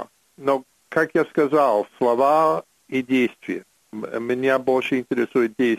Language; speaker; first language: Russian; non-native, fluent; English